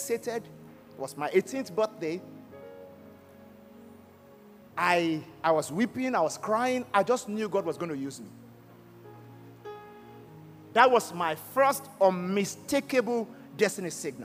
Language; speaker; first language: English; non-native, local second language; Yoruba